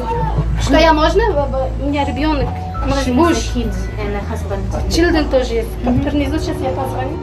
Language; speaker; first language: Russian; non-native, learner; Uzbek